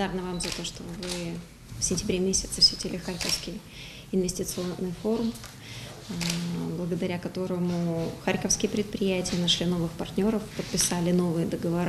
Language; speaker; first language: Russian; native; Russian